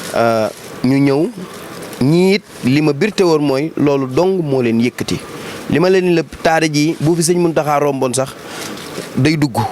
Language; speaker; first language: Wolof; native; Wolof